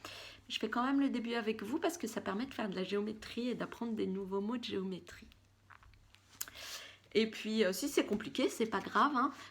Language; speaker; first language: French; native; French